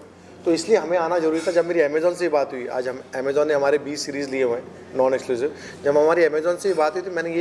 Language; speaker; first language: Hindi; native; Hindi